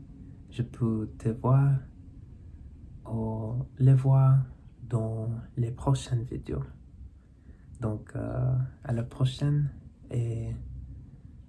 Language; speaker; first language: French; non-native, learner; English